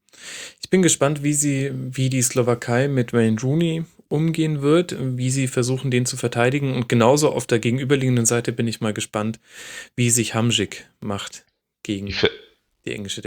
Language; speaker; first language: German; native; German